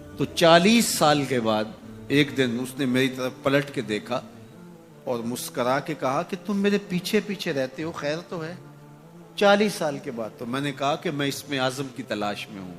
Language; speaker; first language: Urdu; non-native, local second language; Punjabi